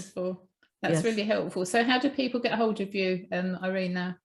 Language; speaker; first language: English; native; English